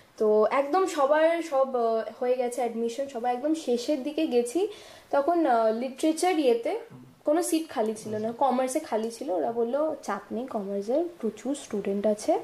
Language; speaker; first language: Bangla; non-native, local second language; Punjabi